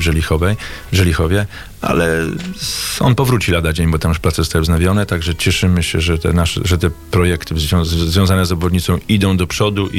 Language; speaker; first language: Polish; native; Polish